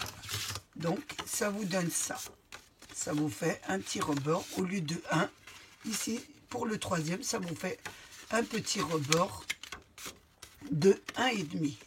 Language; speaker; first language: French; native; French